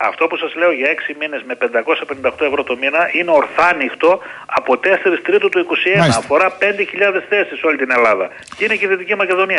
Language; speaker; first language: Greek; native; Greek